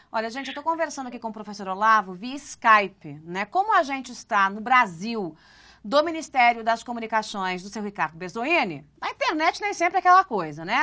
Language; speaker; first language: Portuguese; native; Portuguese